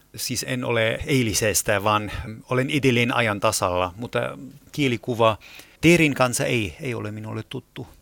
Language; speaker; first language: Finnish; non-native, fluent; German